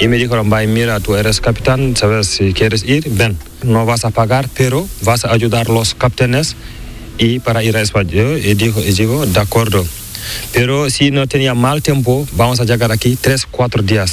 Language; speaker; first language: Spanish; non-native, learner; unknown